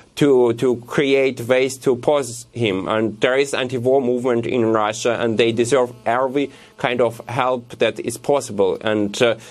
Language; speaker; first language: English; non-native, fluent; Russian